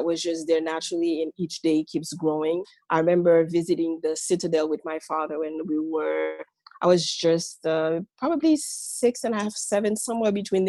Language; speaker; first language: English; non-native, fluent; Haitian Creole